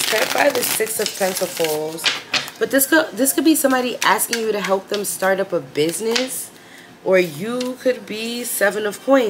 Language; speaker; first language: English; native; English